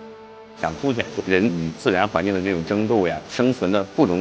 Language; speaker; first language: Chinese; native; Chinese